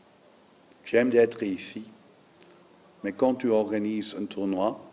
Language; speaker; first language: French; non-native, fluent; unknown